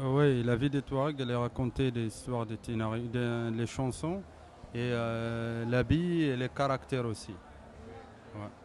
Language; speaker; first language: French; non-native, local second language; Tamasheq